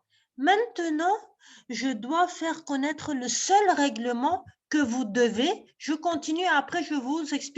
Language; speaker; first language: French; non-native, local second language; Arabic